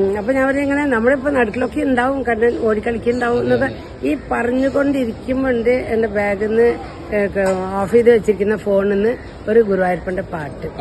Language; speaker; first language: Malayalam; early bilingual, heritage; Malayalam